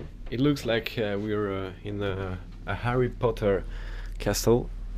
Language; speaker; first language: English; non-native, fluent; French